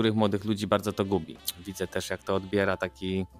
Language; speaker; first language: Polish; native; Polish